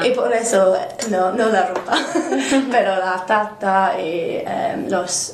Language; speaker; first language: Spanish; non-native, learner; English